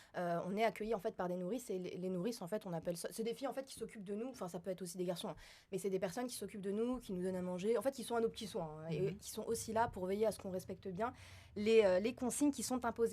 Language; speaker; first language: French; native; French